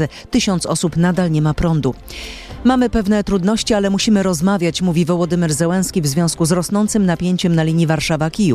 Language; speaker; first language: Polish; native; Polish